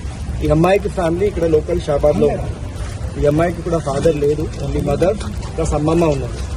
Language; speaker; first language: Telugu; non-native, learner; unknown